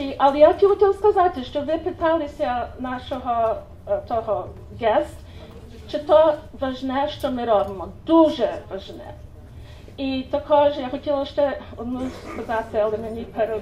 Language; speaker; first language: Ukrainian; early bilingual, heritage; Ukrainian